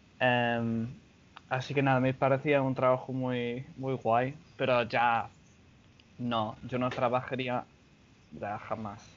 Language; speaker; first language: Spanish; non-native, fluent; English